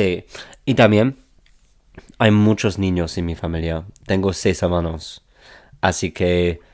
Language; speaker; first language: Spanish; non-native, fluent; English